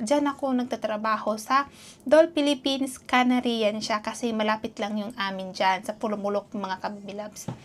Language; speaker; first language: Filipino; non-native, local second language; Cebuano